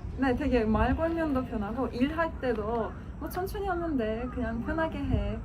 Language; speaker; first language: Korean; non-native, fluent; Turkish